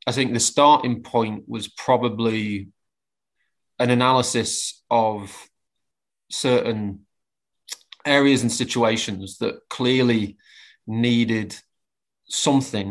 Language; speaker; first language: English; native; English